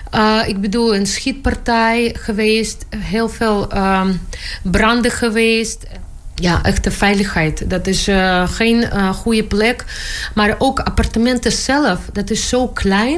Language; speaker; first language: Dutch; non-native, learner; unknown